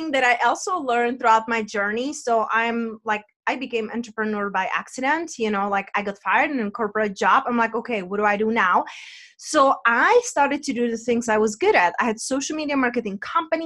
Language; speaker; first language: English; non-native, fluent; Czech